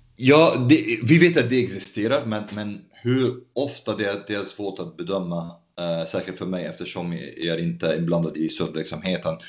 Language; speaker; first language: Swedish; non-native, fluent; Arabic